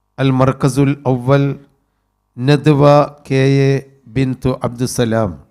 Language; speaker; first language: Arabic; non-native, fluent; Malayalam